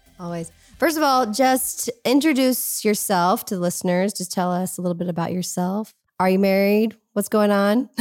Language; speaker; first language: English; native; English